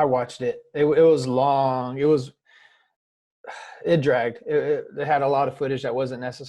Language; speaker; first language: English; native; English